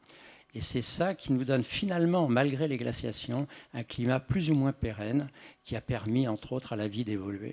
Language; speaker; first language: French; native; French